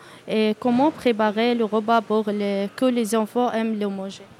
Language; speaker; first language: French; non-native, learner; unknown